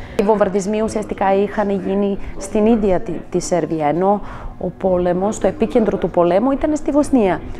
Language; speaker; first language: Greek; non-native, fluent; Serbian